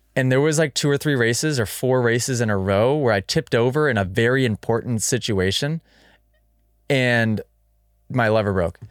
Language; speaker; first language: English; native; English